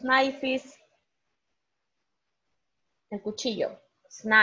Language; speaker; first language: English; non-native, fluent; Spanish